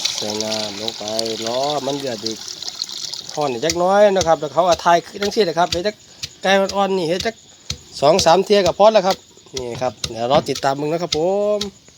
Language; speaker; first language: Thai; native; Thai